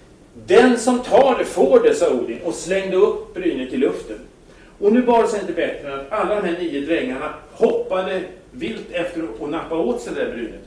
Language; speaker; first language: Swedish; native; Swedish